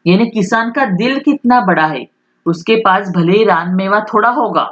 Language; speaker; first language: Hindi; non-native, local second language; Marathi